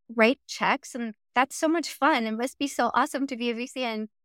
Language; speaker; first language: English; native; English